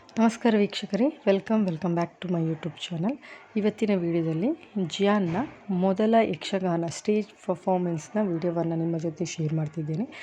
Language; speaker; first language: Kannada; non-native, local second language; Tulu